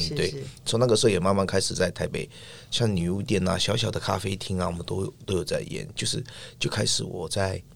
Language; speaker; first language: Chinese; non-native, local second language; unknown